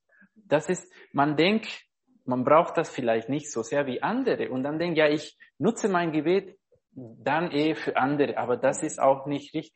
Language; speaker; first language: German; non-native, fluent; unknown